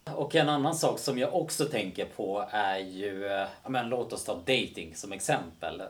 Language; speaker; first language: Swedish; early bilingual, other home language; Bosnian